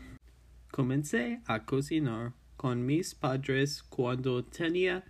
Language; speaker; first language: Spanish; non-native, learner; English